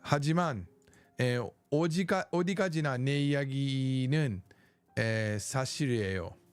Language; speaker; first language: Korean; non-native, learner; English